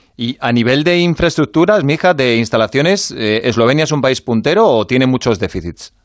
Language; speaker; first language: Spanish; native; Spanish